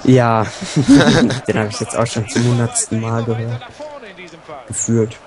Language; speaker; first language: German; native; German